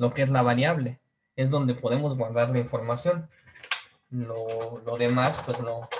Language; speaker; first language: Spanish; native; Spanish